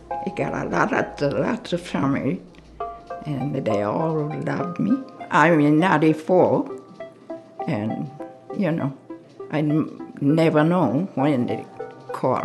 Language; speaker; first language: English; non-native, learner; Japanese